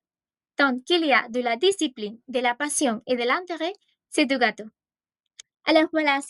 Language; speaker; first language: French; non-native, fluent; Spanish